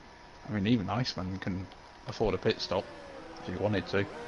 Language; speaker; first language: English; native; English